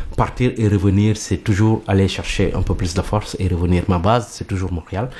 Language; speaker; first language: French; non-native, local second language; Mandingo